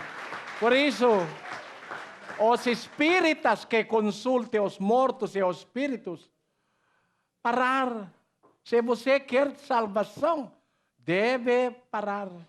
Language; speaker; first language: Portuguese; non-native, learner; Filipino